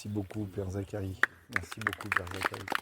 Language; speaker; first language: French; native; French